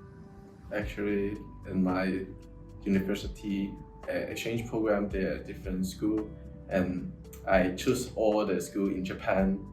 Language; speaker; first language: English; non-native, local second language; Cantonese